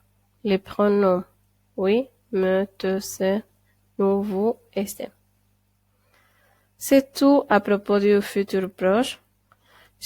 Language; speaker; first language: French; non-native, fluent; Spanish